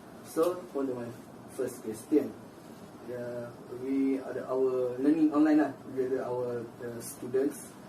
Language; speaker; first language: English; non-native, local second language; Malay